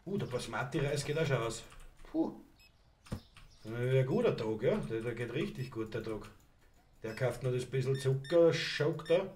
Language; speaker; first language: German; native; German